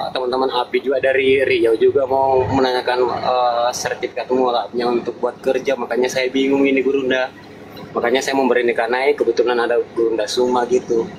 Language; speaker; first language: Indonesian; native; Indonesian